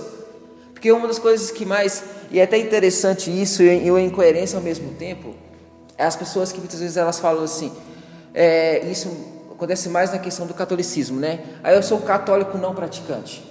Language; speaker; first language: Portuguese; native; Portuguese